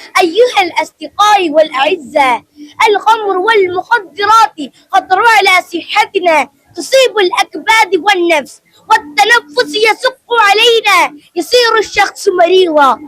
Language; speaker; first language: Arabic; non-native, learner; Malayalam